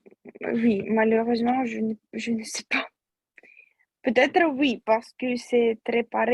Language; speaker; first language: French; non-native, fluent; Russian